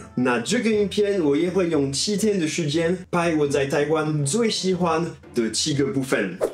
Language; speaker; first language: Chinese; non-native, fluent; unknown